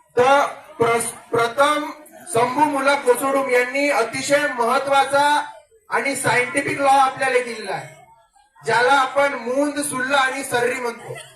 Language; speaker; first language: Marathi; non-native, local second language; Gondi